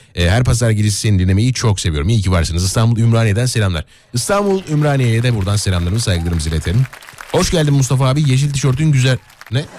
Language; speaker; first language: Turkish; native; Turkish